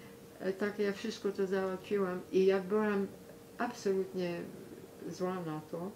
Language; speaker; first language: Polish; early bilingual, heritage; Polish